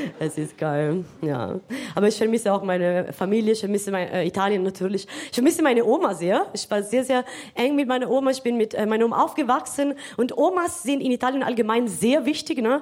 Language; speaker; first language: German; non-native, fluent; Italian